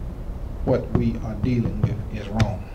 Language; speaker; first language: English; native; English